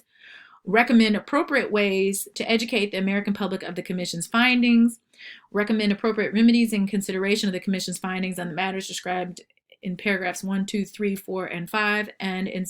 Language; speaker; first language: English; native; English